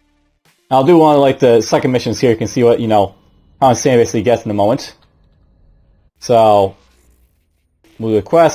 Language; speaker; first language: English; native; English